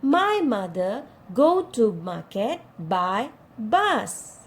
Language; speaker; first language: English; non-native, local second language; Malay